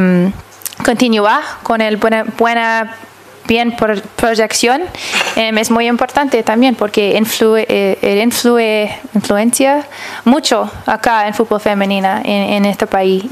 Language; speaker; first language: Spanish; early bilingual, heritage; English